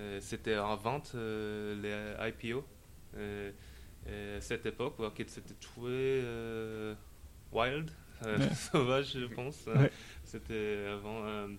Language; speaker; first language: French; non-native, learner; English